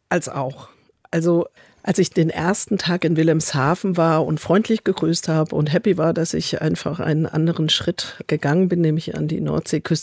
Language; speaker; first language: German; native; German